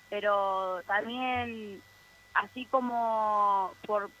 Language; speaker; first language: Spanish; native; Spanish